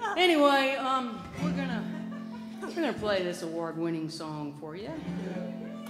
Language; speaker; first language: English; native; English